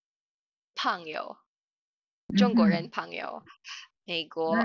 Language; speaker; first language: Chinese; non-native, learner; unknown